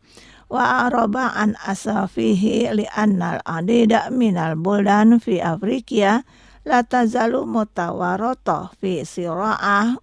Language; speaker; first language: Arabic; non-native, fluent; Indonesian